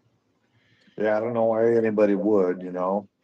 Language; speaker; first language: English; native; English